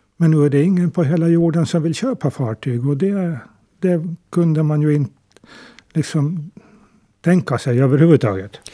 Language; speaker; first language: Swedish; native; Swedish